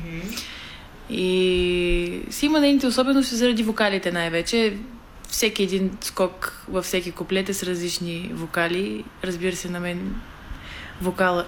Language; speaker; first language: Bulgarian; native; Bulgarian